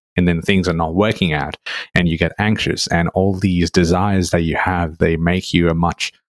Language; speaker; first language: English; non-native, local second language; Nepali